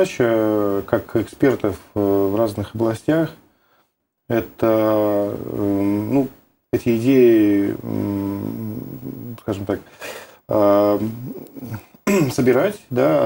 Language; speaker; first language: Russian; native; Russian